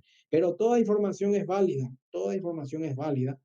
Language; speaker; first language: Spanish; native; Spanish